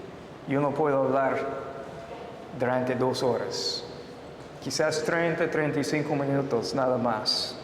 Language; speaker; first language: Spanish; non-native, fluent; English